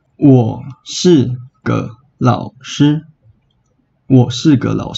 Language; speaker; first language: Chinese; non-native, fluent; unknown